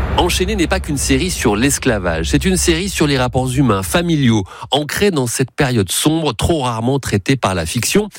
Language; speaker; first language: French; native; French